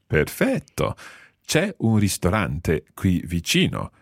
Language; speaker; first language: Italian; non-native, fluent; English